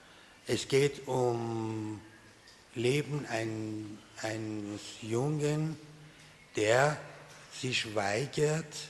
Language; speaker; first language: German; non-native, fluent; Persian